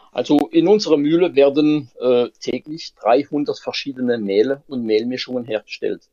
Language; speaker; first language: German; non-native, fluent; French